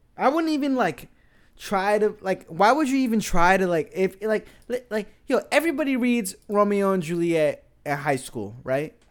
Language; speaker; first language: English; native; English